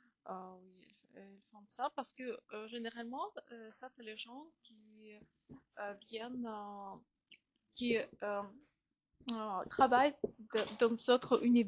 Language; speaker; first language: French; non-native, fluent; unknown